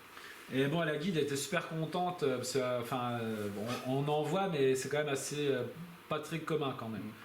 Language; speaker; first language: French; native; French